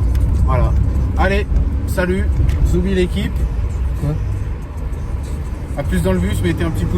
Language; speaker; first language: French; native; French